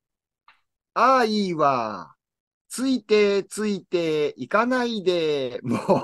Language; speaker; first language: Japanese; native; Japanese